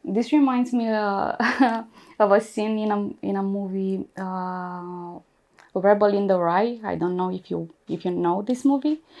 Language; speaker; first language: English; non-native, fluent; Romanian